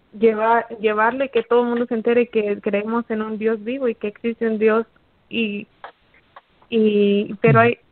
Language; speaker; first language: Spanish; native; Spanish